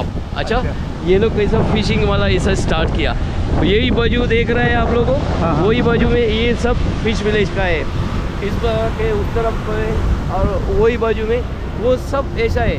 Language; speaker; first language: Hindi; non-native, local second language; Sinhala